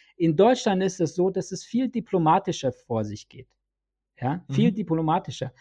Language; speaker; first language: German; early bilingual, other home language; Bosnian